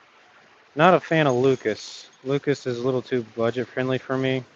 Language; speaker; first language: English; native; English